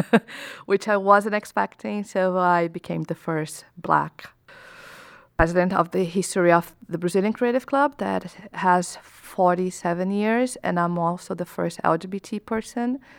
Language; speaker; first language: English; non-native, fluent; Portuguese